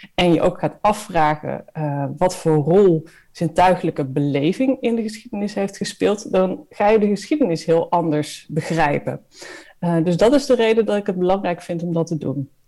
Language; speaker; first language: Dutch; native; Dutch